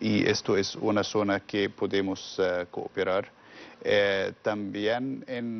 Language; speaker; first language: Spanish; non-native, learner; Arabic